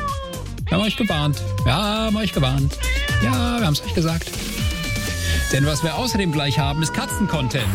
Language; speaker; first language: German; native; German